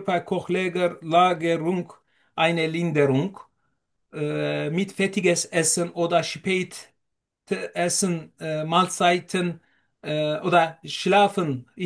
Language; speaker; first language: German; non-native, fluent; Turkish